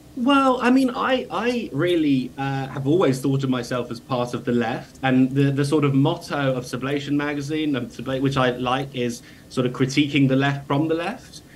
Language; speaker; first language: English; native; English